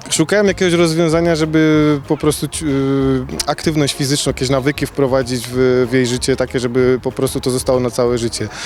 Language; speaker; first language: Polish; native; Polish